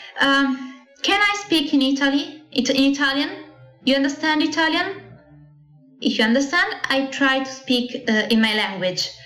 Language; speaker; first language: English; non-native, learner; Italian